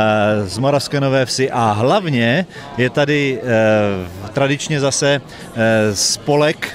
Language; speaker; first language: Czech; native; Czech